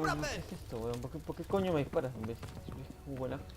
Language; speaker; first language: Spanish; native; Spanish